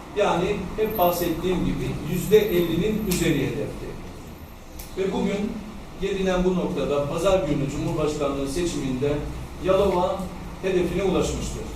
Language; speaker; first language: Turkish; native; Turkish